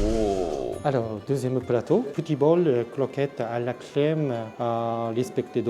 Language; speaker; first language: French; non-native, learner; Japanese